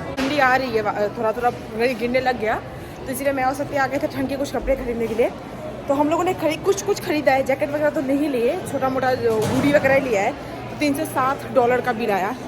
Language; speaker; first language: Hindi; non-native, local second language; Bangla